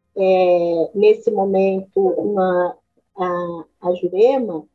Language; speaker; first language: Portuguese; native; Portuguese